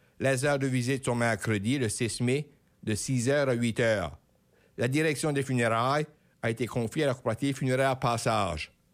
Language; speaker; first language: French; native; French